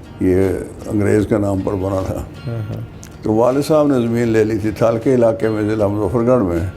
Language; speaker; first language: Urdu; non-native, local second language; Punjabi